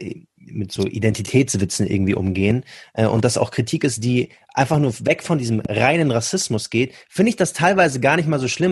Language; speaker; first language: German; early bilingual, other home language; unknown